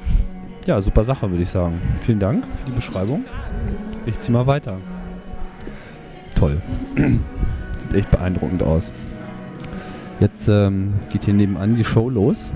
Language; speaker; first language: German; native; German